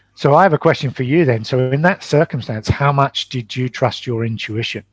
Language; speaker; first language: English; native; English